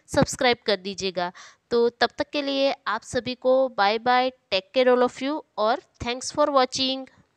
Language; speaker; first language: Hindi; non-native, local second language; Gujarati